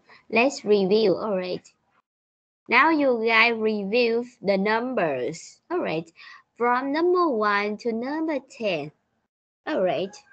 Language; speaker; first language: English; non-native, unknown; Vietnamese